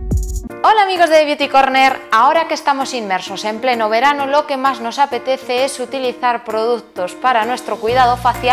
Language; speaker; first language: Spanish; native; Spanish